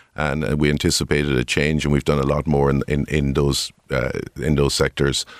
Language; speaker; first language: English; native; English